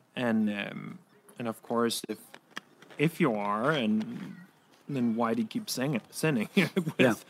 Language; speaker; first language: English; non-native, fluent; Danish